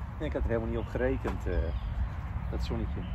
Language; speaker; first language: Dutch; native; Dutch